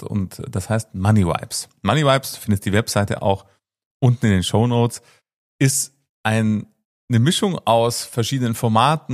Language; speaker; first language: German; native; German